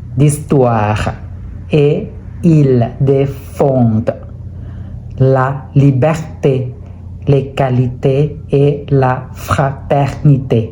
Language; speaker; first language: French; non-native, fluent; Thai